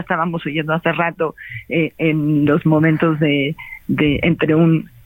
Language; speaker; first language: Spanish; native; Spanish